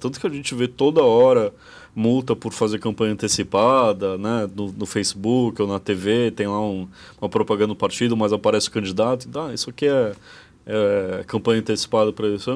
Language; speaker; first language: Portuguese; native; Portuguese